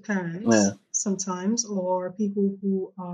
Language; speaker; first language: English; non-native, local second language; Yoruba